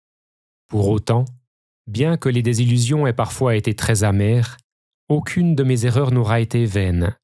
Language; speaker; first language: French; native; French